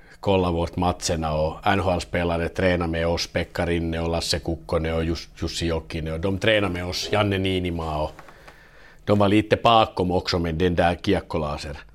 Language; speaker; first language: Swedish; non-native, learner; Finnish